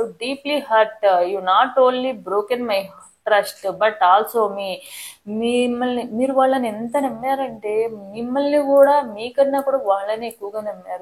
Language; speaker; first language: Telugu; native; Telugu